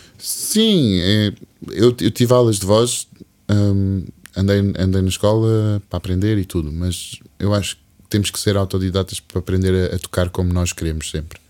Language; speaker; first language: Portuguese; early bilingual, other home language; English